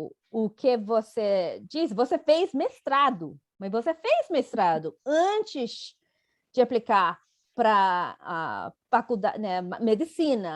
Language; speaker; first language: Portuguese; non-native, fluent; English